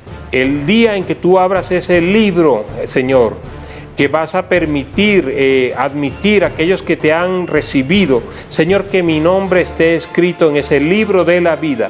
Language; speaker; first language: Spanish; native; Spanish